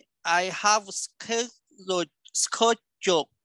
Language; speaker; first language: English; non-native, learner; Vietnamese